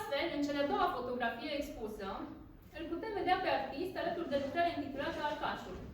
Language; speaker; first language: Romanian; native; Romanian